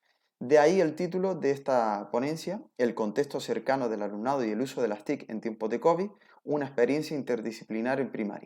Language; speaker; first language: Spanish; native; Spanish